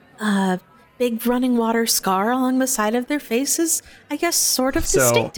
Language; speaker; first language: English; native; English